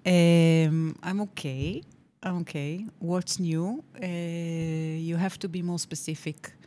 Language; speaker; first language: English; non-native, fluent; Hebrew